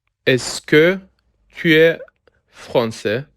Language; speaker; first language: French; non-native, fluent; Persian